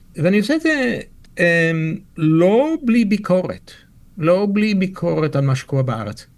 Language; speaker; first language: Hebrew; non-native, fluent; English